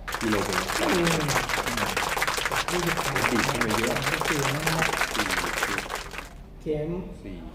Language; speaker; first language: Thai; native; Thai